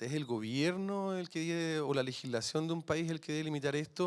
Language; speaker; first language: Spanish; native; Spanish